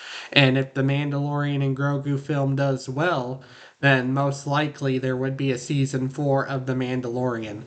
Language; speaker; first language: English; native; English